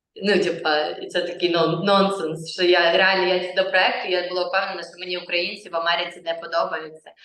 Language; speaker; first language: Ukrainian; native; Ukrainian